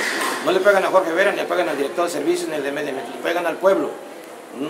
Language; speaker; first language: Spanish; native; Spanish